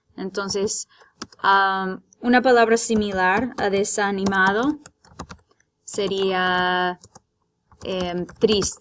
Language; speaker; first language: Spanish; non-native, fluent; English